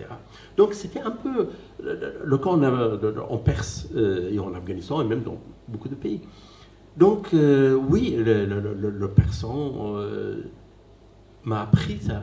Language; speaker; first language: French; non-native, fluent; Persian